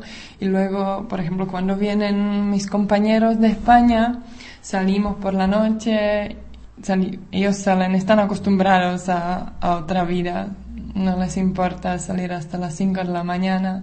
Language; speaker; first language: Spanish; non-native, fluent; Czech